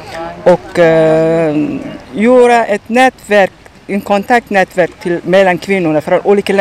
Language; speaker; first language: Swedish; non-native, learner; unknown